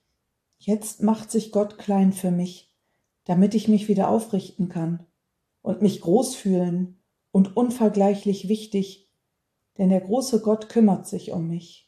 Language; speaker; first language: German; native; German